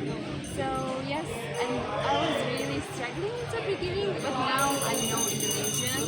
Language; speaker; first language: English; non-native, fluent; Tajik